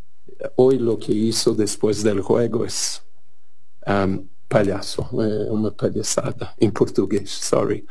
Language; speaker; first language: Spanish; non-native, fluent; Portuguese